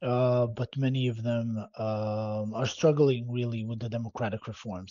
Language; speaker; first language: English; non-native, fluent; Bosnian